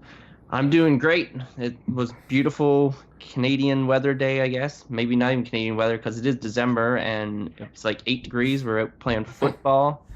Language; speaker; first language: English; native; English